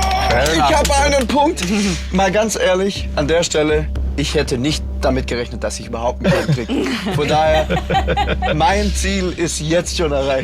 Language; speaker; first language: German; native; German